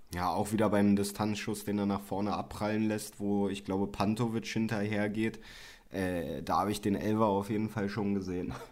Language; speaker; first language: German; native; German